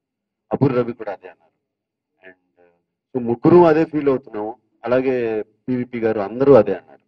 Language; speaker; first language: Telugu; native; Telugu